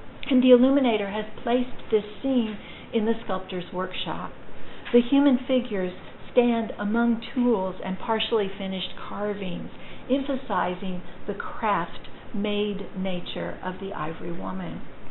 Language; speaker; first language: English; native; English